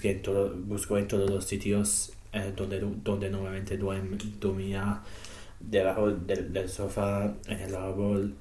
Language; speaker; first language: Spanish; non-native, learner; English